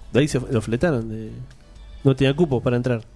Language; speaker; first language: Spanish; native; Spanish